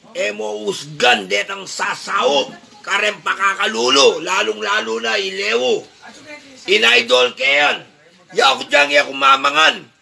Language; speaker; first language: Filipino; non-native, local second language; Pampanga